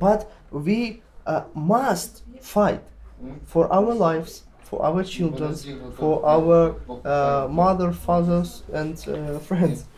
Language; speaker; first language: English; non-native, learner; Ukrainian